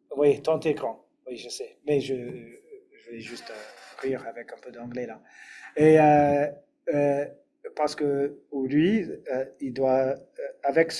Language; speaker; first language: French; non-native, fluent; English